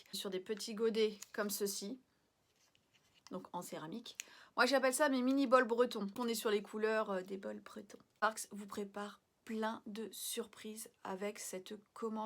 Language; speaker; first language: French; native; French